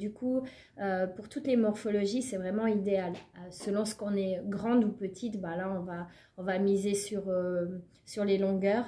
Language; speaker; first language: French; native; French